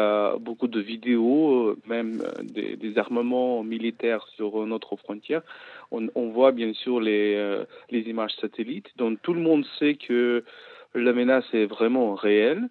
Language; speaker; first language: French; non-native, fluent; Ukrainian